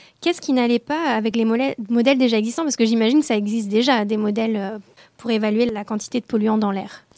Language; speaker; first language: French; native; French